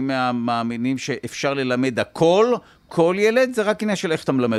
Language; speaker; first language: Hebrew; native; Hebrew